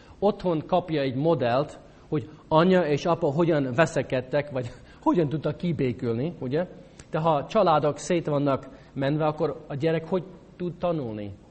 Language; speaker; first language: Hungarian; non-native, fluent; English